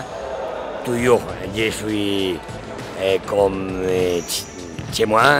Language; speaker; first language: French; non-native, learner; Spanish